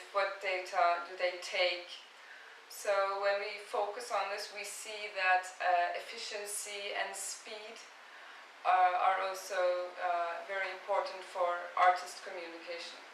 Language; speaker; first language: English; non-native, fluent; Turkish